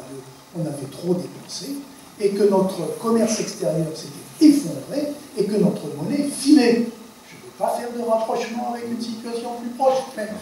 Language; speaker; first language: French; native; French